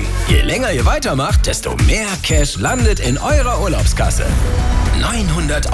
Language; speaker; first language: German; native; German